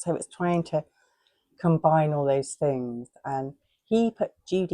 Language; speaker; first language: English; native; English